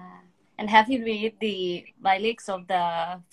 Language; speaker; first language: English; non-native, fluent; Thai